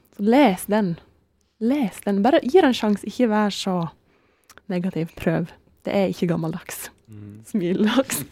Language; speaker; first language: Norwegian; native; Norwegian